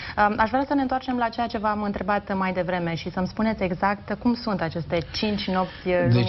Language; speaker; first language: Romanian; native; Romanian